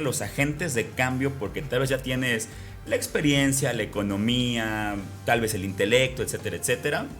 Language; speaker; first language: Spanish; native; Spanish